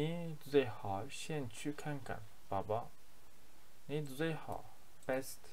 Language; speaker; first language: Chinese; non-native, learner; Turkish